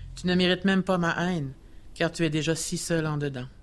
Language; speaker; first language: French; native; French